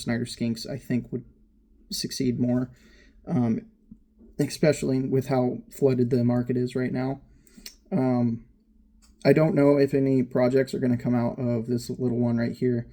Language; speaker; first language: English; native; English